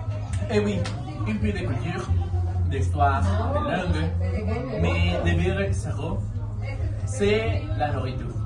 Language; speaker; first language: French; non-native, learner; Spanish